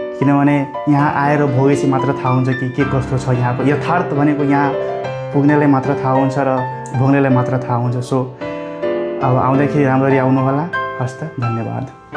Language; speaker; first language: Nepali; non-native, local second language; Dangaura Tharu